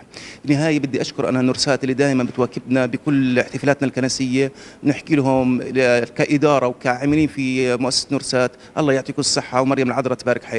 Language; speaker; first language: Arabic; native; Arabic